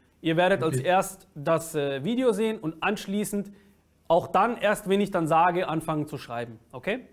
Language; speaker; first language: German; native; German